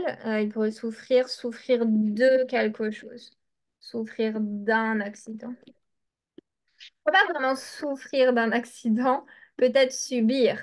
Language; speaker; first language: French; native; French